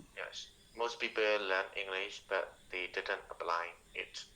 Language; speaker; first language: English; non-native, learner; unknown